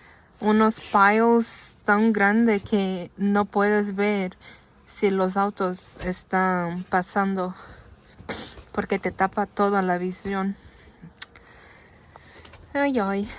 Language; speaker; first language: Spanish; early bilingual, heritage; Spanish